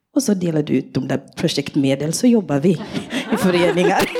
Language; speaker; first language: Swedish; early bilingual, other home language; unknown